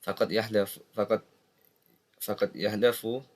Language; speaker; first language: Arabic; non-native, learner; Indonesian